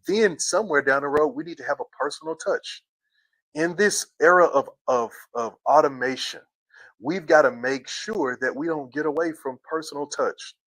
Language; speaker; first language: English; native; English